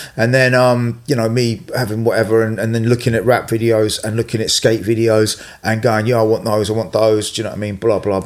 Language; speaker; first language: English; native; English